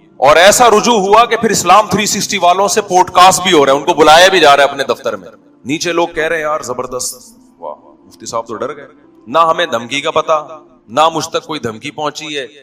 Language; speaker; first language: Urdu; native; Urdu